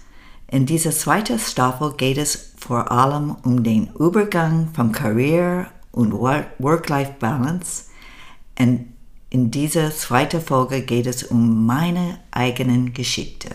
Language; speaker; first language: German; non-native, learner; English